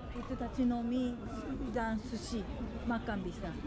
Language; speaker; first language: Indonesian; non-native, learner; Japanese